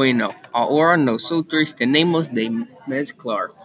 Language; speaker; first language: Spanish; non-native, learner; English